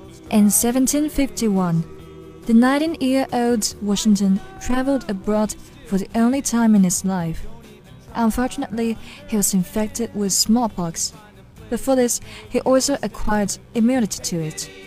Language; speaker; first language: English; non-native, fluent; Chinese